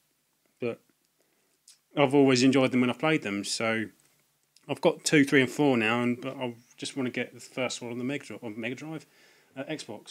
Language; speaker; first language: English; native; English